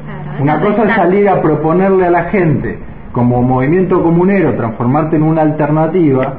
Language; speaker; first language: Spanish; native; Spanish